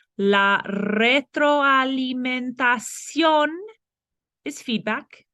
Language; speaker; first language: Spanish; non-native, fluent; English